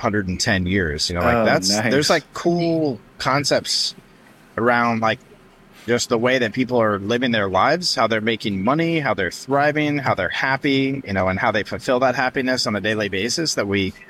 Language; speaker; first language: English; native; English